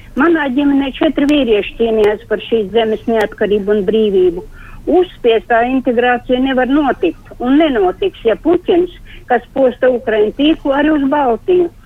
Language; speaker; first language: Latvian; native; Latvian